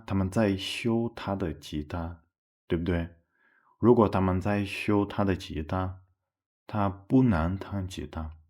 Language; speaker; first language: Chinese; non-native, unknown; Portuguese